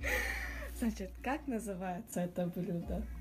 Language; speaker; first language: Russian; early bilingual, heritage; Russian